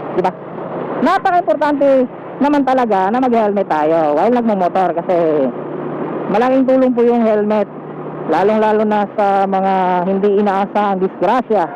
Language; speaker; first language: Filipino; non-native, local second language; Cebuano